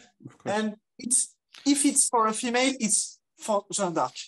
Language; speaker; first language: English; non-native, fluent; French